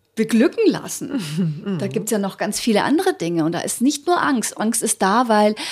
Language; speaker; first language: German; early bilingual, other home language; Croatian